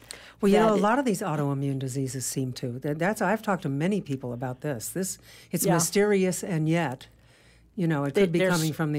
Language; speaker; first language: English; native; English